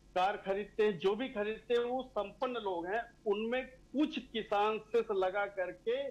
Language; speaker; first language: Hindi; native; Hindi